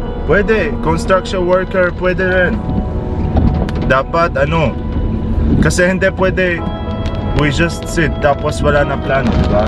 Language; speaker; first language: Filipino; non-native, learner; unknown